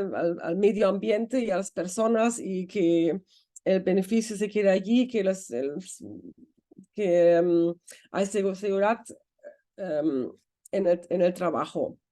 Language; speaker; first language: Spanish; non-native, fluent; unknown